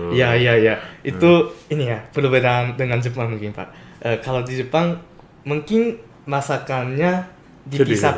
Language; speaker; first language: Indonesian; non-native, fluent; Japanese